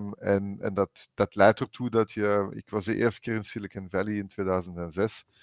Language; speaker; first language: Dutch; native; Dutch